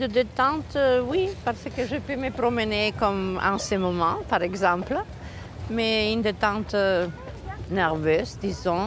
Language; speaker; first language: French; non-native, fluent; Spanish